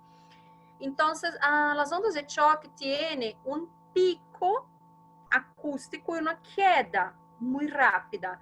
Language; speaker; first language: Spanish; non-native, fluent; Portuguese